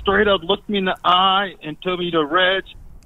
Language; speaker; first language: English; native; English